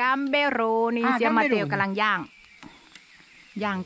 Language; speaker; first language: Italian; non-native, learner; Thai